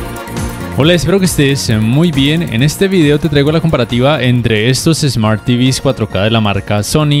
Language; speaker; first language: Spanish; native; Spanish